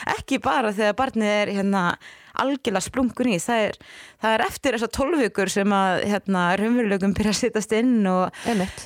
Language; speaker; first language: Icelandic; non-native, fluent; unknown